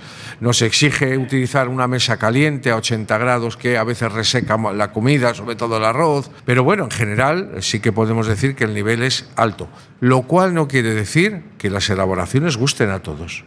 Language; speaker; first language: Spanish; native; Spanish